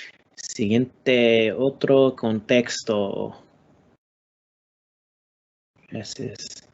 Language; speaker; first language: Spanish; non-native, learner; English